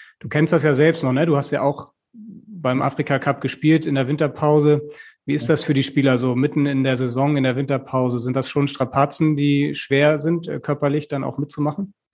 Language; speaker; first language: German; native; German